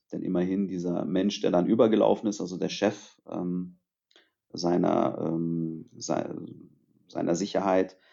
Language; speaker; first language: German; early bilingual, other home language; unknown